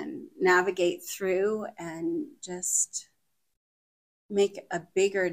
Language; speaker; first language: English; native; English